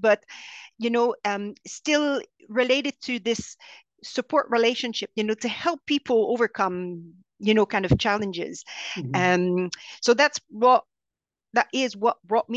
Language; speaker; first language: English; non-native, fluent; French